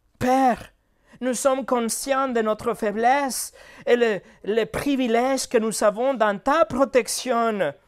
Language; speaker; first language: French; non-native, fluent; Spanish